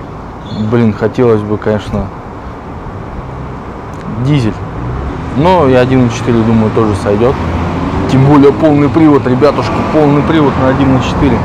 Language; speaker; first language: Russian; native; Russian